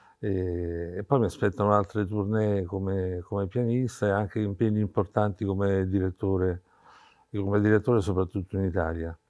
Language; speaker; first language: Italian; native; Italian